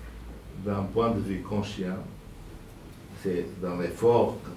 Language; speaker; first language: French; non-native, fluent; Portuguese